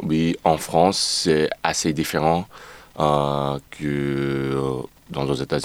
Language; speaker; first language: French; non-native, learner; English